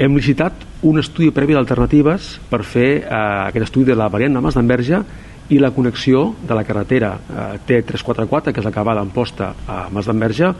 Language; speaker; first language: Catalan; native; Catalan